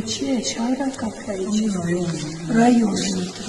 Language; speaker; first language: Russian; non-native, learner; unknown